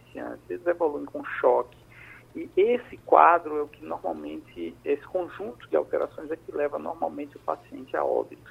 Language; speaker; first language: Portuguese; native; Portuguese